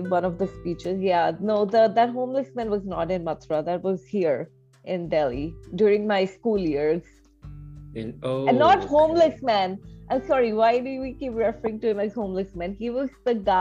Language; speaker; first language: English; non-native, local second language; Hindi